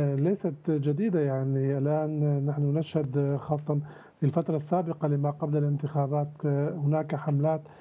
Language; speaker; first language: Arabic; native; Arabic